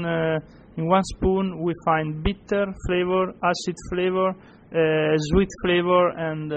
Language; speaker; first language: English; non-native, fluent; Italian